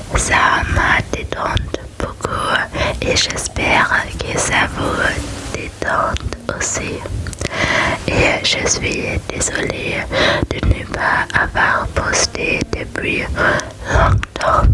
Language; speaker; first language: French; non-native, learner; German